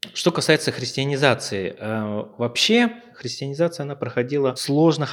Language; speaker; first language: Russian; native; Russian